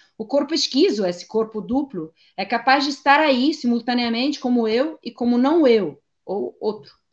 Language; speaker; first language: Portuguese; non-native, fluent; Italian